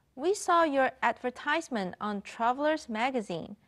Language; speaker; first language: English; non-native, fluent; Chinese